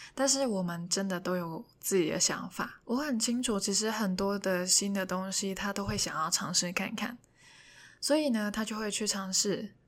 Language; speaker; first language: Chinese; non-native, local second language; Cantonese